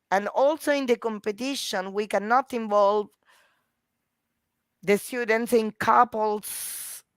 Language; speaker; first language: English; non-native, fluent; Italian